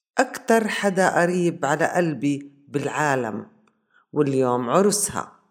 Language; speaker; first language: Arabic; native; Arabic